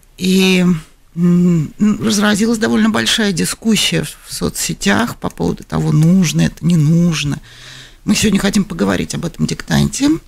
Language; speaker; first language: Russian; native; Russian